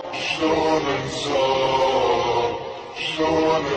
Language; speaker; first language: Arabic; native; Arabic